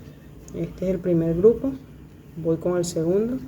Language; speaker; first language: Spanish; native; Spanish